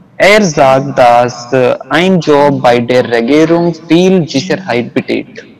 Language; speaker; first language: German; non-native, learner; Hindi